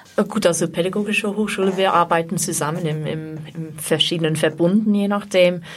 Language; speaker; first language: German; non-native, fluent; English